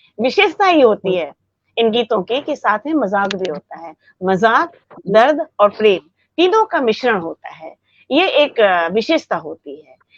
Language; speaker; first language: Hindi; native; Hindi